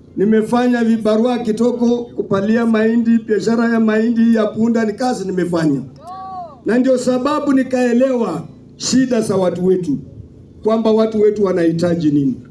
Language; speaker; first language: Swahili; non-native, local second language; Luyia